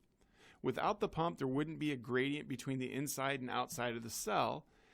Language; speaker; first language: English; native; English